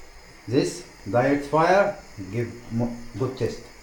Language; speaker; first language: English; non-native, learner; Arabic